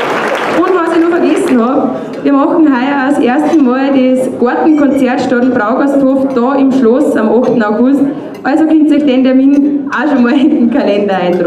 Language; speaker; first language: German; native; German